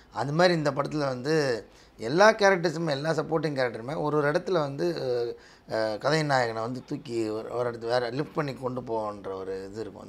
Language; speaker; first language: Tamil; native; Tamil